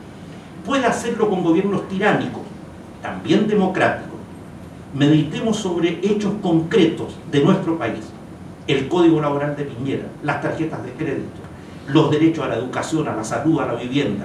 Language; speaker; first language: Spanish; native; Spanish